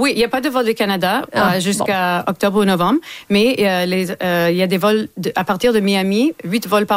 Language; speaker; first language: French; non-native, local second language; English